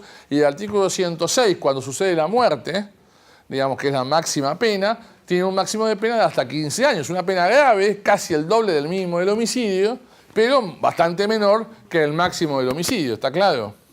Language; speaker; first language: Spanish; native; Spanish